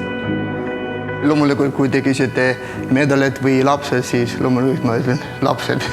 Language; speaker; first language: Estonian; non-native, local second language; Russian